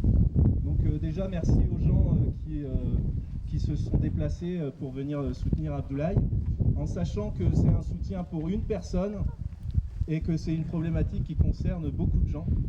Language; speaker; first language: French; native; French